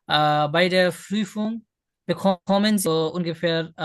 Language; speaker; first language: German; non-native, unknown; Bangla